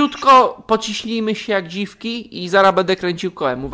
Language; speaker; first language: Polish; native; Polish